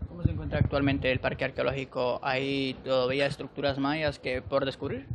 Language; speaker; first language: Spanish; native; Spanish